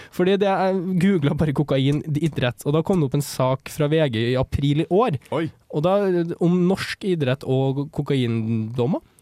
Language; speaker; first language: Norwegian; native; Norwegian